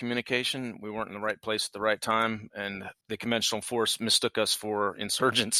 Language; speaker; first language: English; native; English